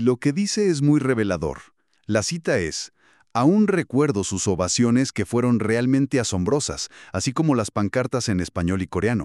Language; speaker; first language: Spanish; native; Spanish